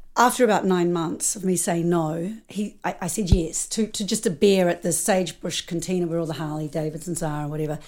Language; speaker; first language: English; native; English